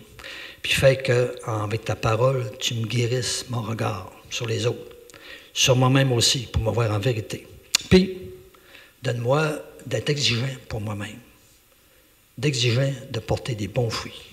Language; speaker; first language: French; native; French